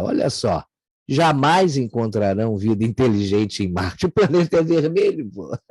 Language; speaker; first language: Portuguese; native; Portuguese